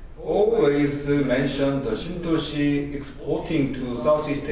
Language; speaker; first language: English; non-native, learner; Korean